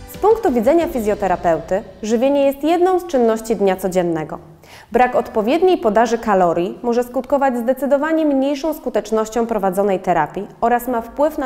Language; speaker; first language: Polish; native; Polish